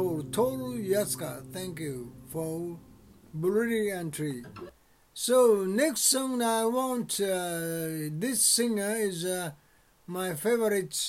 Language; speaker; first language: English; non-native, learner; Japanese